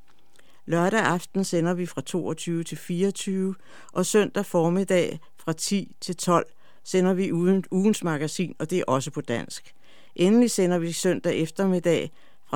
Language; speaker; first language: Danish; native; Danish